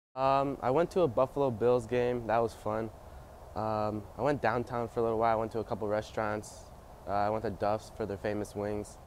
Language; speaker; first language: English; native; English